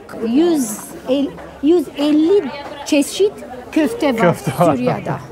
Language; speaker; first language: Turkish; non-native, fluent; Arabic